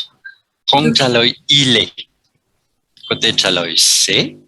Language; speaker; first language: Vietnamese; non-native, fluent; French